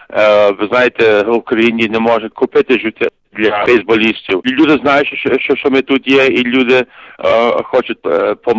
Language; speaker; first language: Ukrainian; early bilingual, heritage; Ukrainian